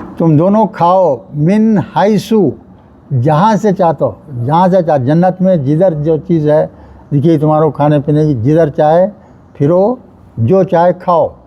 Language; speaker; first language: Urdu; native; Urdu